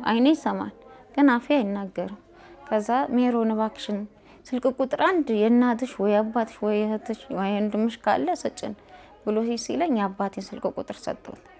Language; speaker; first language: Amharic; native; Amharic